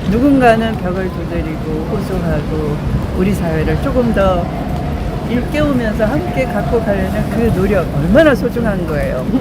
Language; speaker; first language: Korean; native; Korean